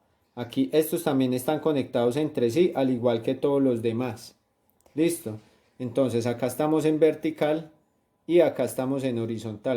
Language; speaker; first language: Spanish; native; Spanish